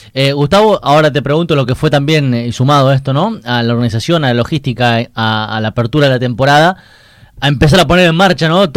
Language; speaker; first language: Spanish; native; Spanish